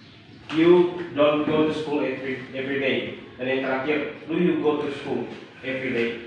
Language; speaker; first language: English; non-native, learner; Indonesian